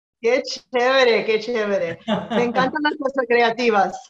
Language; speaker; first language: Spanish; early bilingual, heritage; Spanish